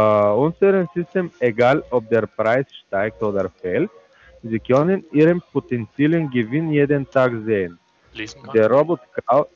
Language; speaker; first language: German; non-native, learner; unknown